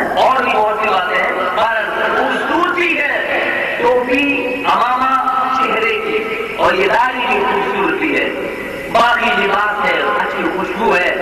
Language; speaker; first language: Urdu; native; Urdu